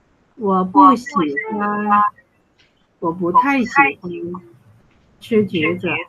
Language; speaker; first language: Chinese; non-native, fluent; Vietnamese